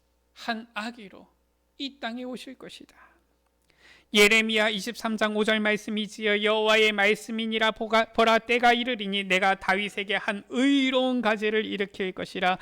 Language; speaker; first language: Korean; native; Korean